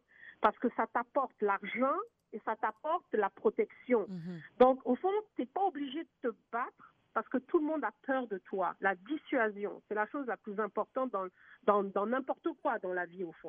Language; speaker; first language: French; native; French